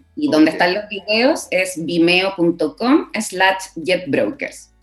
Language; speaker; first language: Spanish; native; Spanish